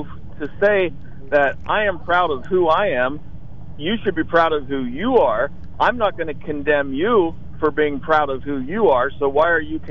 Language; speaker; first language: English; native; English